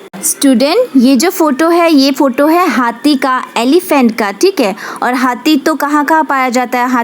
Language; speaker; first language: Hindi; non-native, local second language; Bangla